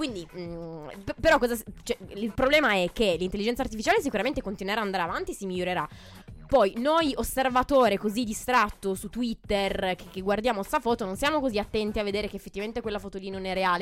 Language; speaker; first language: Italian; native; Italian